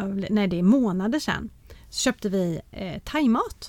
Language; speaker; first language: Swedish; native; Swedish